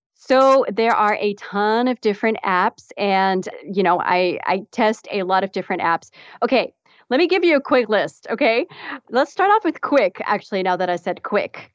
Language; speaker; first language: English; non-native, fluent; Dutch